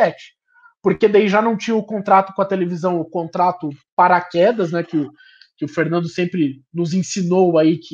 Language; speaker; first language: Portuguese; native; Portuguese